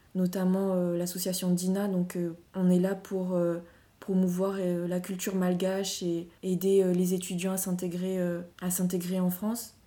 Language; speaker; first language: French; non-native, local second language; Malagasy